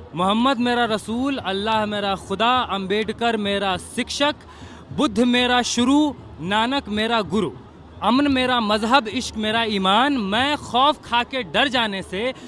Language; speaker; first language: Urdu; native; Urdu